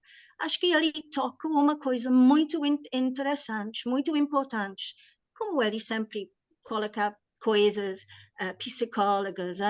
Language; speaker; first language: Portuguese; non-native, learner; English